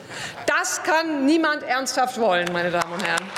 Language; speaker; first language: German; native; German